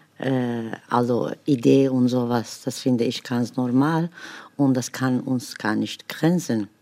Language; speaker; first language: German; non-native, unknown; Kurdish